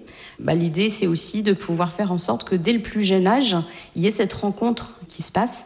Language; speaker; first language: French; native; French